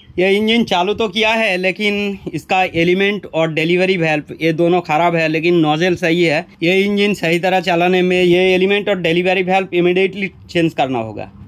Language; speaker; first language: Hindi; non-native, local second language; Bangla